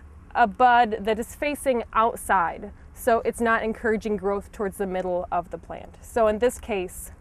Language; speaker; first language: English; native; English